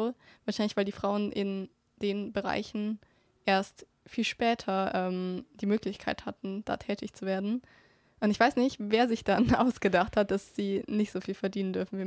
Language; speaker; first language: German; native; German